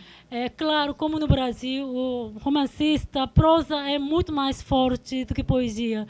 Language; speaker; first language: Portuguese; non-native, fluent; Korean